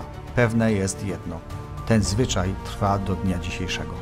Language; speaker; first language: Polish; native; Polish